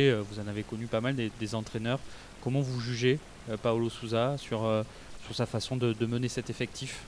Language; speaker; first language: French; native; French